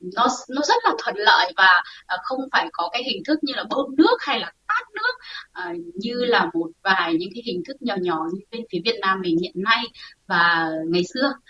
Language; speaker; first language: Vietnamese; native; Vietnamese